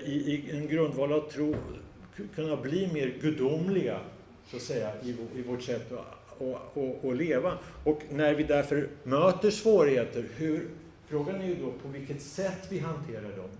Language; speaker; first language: Swedish; native; Swedish